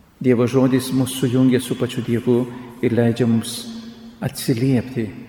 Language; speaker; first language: Lithuanian; native; Lithuanian